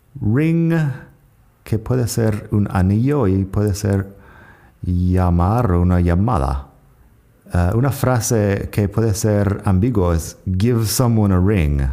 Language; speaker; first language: Spanish; non-native, fluent; English